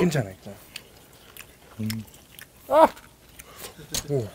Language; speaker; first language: Korean; non-native, learner; English